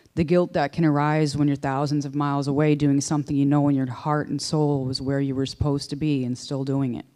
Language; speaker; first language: English; native; English